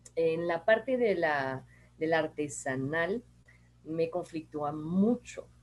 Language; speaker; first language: Spanish; non-native, fluent; French